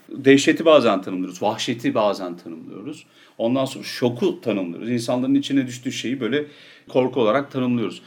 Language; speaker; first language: Turkish; native; Turkish